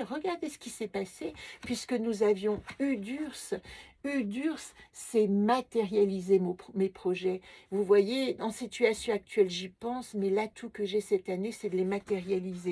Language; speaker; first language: French; native; French